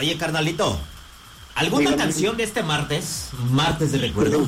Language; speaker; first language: Spanish; native; Spanish